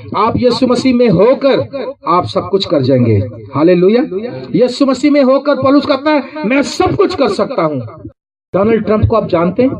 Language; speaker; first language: Urdu; non-native, local second language; Punjabi